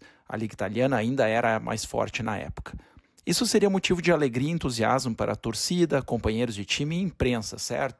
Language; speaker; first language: Portuguese; native; Portuguese